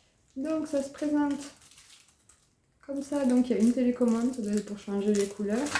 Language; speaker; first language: French; native; French